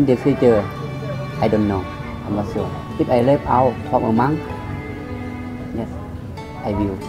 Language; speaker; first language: English; non-native, learner; Lao